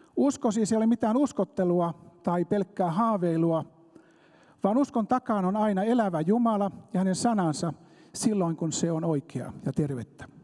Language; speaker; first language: Finnish; native; Finnish